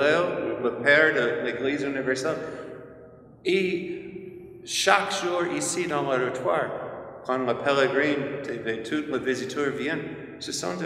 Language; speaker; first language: French; non-native, fluent; English